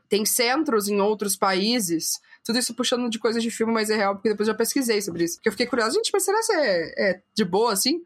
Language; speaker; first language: Portuguese; native; Portuguese